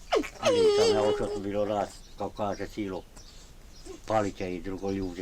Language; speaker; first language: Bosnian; non-native, local second language; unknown